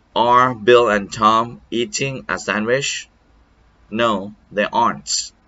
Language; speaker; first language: English; non-native, fluent; Thai